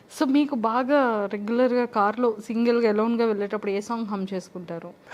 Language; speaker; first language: Telugu; native; Telugu